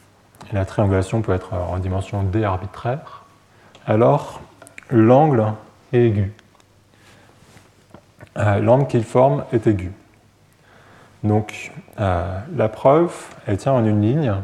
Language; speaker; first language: French; native; French